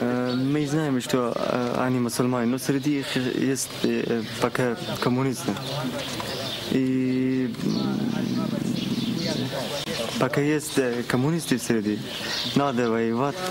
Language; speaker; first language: Russian; non-native, learner; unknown